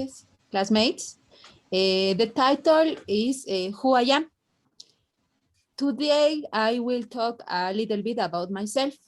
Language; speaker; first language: English; non-native, learner; Spanish